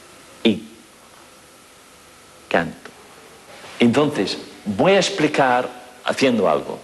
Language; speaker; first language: Spanish; non-native, fluent; English